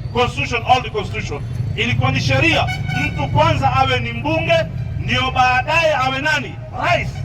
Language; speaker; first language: Swahili; non-native, local second language; Somali